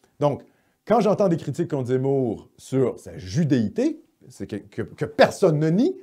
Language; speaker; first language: French; native; French